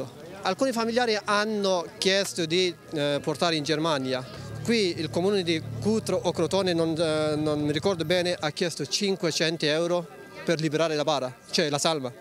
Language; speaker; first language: Italian; non-native, fluent; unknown